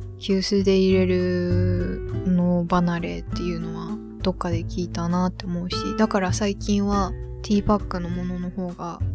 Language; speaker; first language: Japanese; native; Japanese